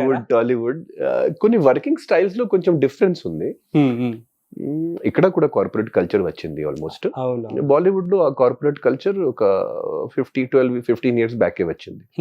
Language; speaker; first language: Telugu; non-native, local second language; Hindi